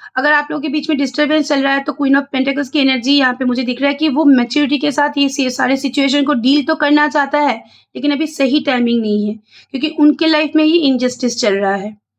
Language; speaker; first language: Hindi; non-native, local second language; Bangla